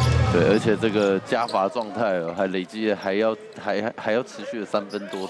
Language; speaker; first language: Chinese; native; Chinese